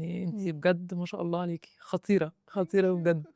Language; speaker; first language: Arabic; native; Arabic